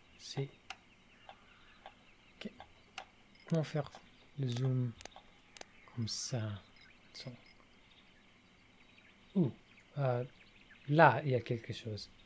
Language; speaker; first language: French; non-native, learner; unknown